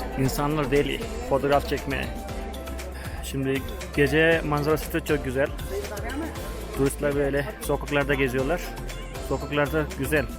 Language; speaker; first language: Turkish; non-native, fluent; Hindi